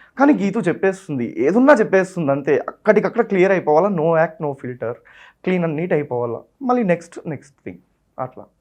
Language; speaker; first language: Telugu; non-native, local second language; Tamil